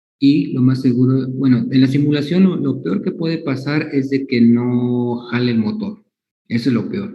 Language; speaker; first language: Spanish; native; Spanish